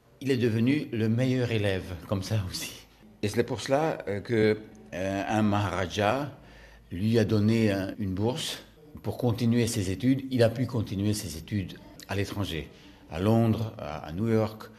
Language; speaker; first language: French; non-native, fluent; Hungarian